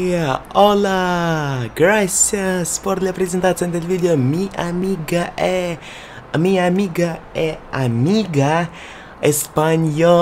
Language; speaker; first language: Spanish; non-native, learner; Russian